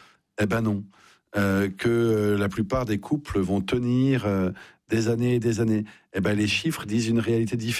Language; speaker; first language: French; native; French